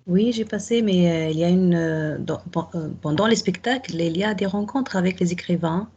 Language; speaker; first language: French; non-native, local second language; Arabic